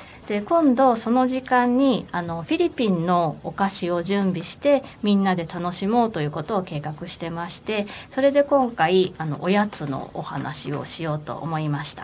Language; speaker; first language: Japanese; native; Japanese